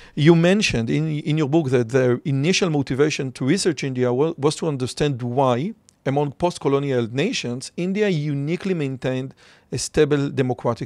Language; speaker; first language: English; non-native, fluent; Hebrew